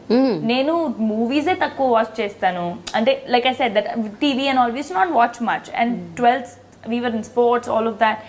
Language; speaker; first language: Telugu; non-native, fluent; Hindi